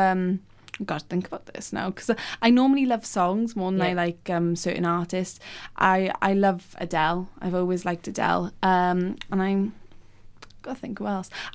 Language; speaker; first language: English; native; English